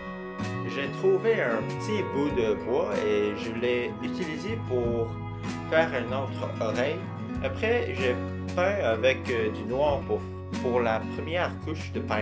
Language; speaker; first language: French; non-native, fluent; English